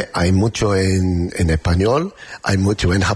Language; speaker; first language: Spanish; non-native, learner; English